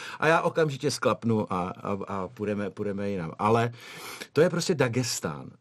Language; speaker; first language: Czech; native; Czech